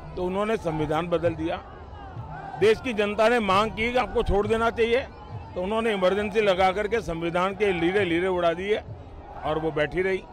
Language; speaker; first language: Hindi; non-native, local second language; Gujarati